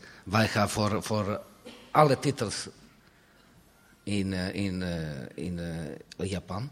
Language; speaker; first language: Dutch; non-native, fluent; Serbian